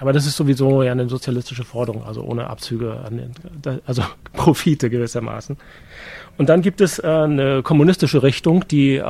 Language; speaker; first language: German; native; German